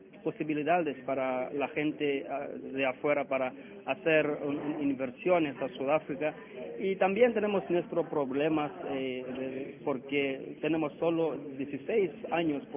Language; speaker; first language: Spanish; non-native, learner; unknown